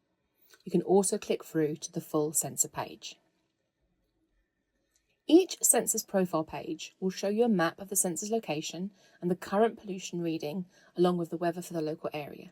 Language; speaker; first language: English; native; English